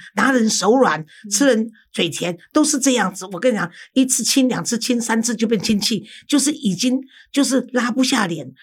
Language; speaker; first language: Chinese; native; Chinese